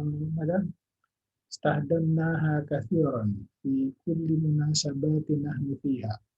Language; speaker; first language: Arabic; non-native, fluent; Indonesian